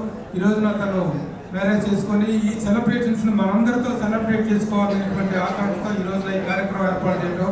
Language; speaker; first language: Telugu; native; Telugu